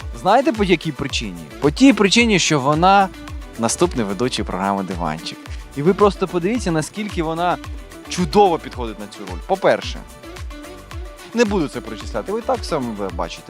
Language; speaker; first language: Ukrainian; native; Ukrainian